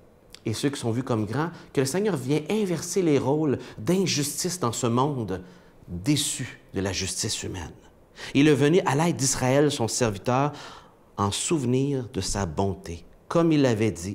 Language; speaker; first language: French; native; French